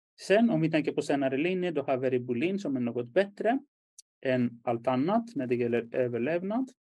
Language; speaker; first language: Swedish; non-native, fluent; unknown